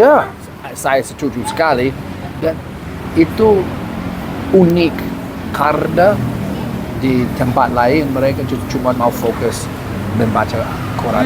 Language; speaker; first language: Indonesian; non-native, learner; English